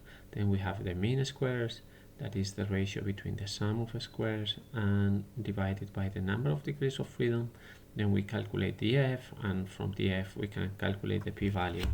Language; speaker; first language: English; non-native, fluent; Spanish